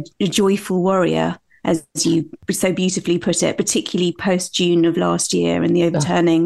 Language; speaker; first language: English; native; English